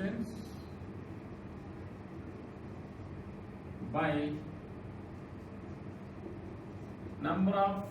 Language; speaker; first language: English; non-native, local second language; Telugu